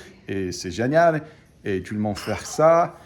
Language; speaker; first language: French; non-native, fluent; English